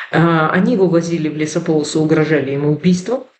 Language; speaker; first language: Russian; native; Russian